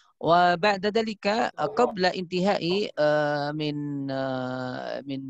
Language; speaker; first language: Arabic; non-native, fluent; Indonesian